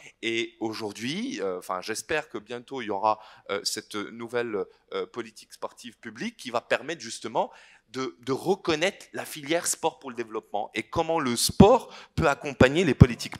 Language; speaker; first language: French; non-native, local second language; Arabic